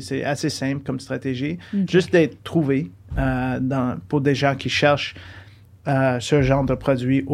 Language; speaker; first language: French; early bilingual, heritage; French